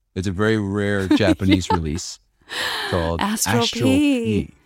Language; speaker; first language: English; native; English